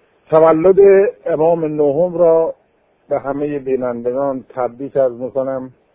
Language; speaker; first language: Persian; native; Persian